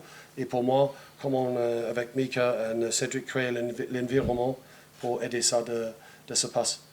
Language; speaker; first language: French; non-native, fluent; English